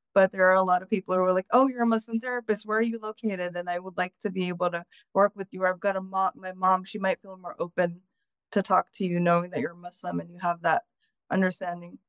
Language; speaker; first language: English; native; English